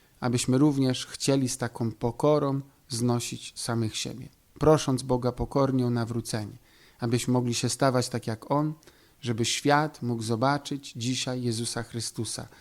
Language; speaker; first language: Polish; native; Polish